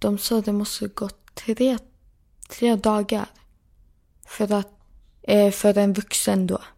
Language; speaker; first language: Swedish; early bilingual, other home language; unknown